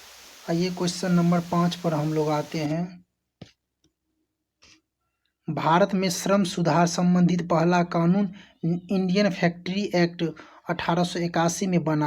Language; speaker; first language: Hindi; native; Hindi